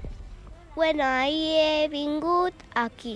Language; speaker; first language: Catalan; non-native, local second language; Spanish